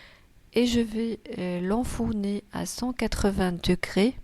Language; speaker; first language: French; non-native, local second language; Arabic